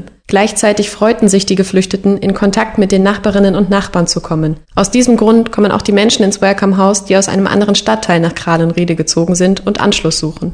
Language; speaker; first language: German; native; German